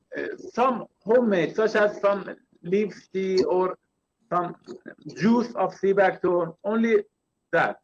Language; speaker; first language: English; non-native, learner; Persian